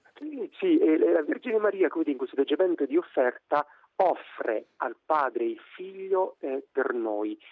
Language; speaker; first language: Italian; native; Italian